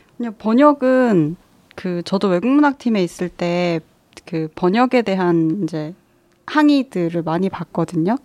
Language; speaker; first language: Korean; native; Korean